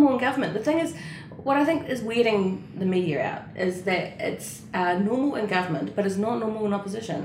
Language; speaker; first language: English; native; English